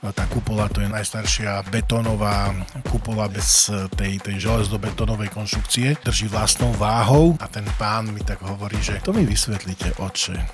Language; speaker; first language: Slovak; native; Slovak